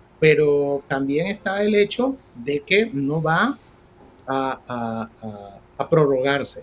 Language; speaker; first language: Spanish; native; Spanish